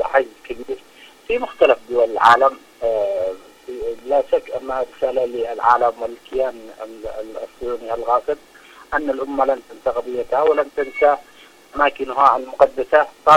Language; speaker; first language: Arabic; native; Arabic